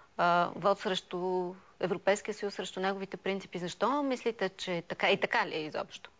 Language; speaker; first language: Bulgarian; native; Bulgarian